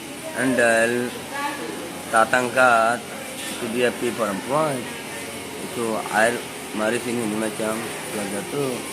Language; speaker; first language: Indonesian; non-native, learner; Rohingya